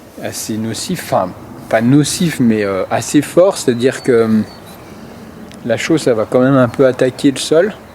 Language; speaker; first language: French; native; French